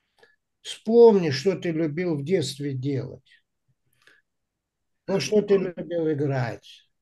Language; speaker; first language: Russian; native; Russian